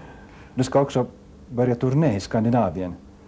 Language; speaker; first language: Swedish; non-native, local second language; Finnish